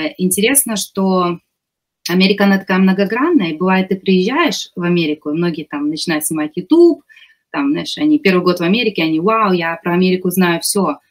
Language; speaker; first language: Russian; native; Russian